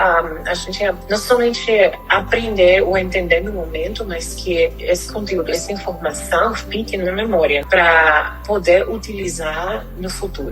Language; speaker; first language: Portuguese; non-native, fluent; Spanish